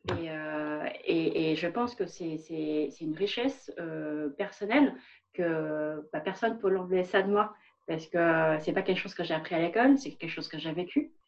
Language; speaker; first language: French; non-native, fluent; Vietnamese